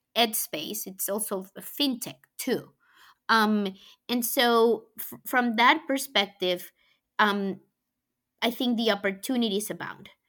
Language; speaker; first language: English; non-native, fluent; Spanish